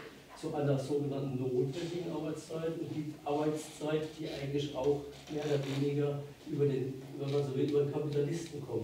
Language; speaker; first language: German; native; German